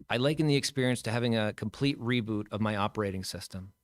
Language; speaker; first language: English; native; English